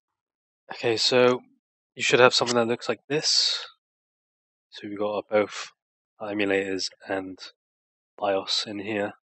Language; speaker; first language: English; native; English